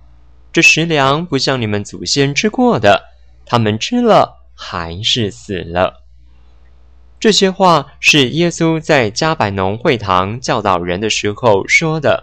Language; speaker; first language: Chinese; native; Chinese